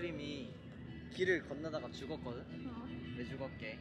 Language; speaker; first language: Korean; native; Korean